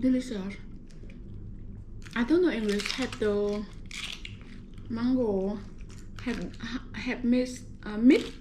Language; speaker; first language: English; non-native, learner; Vietnamese